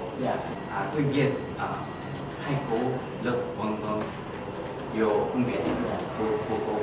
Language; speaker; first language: Vietnamese; non-native, learner; Korean